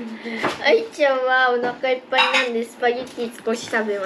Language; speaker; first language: Japanese; early bilingual, other home language; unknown